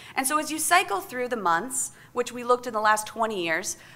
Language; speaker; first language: English; native; English